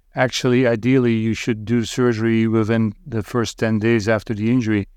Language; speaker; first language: English; non-native, fluent; Dutch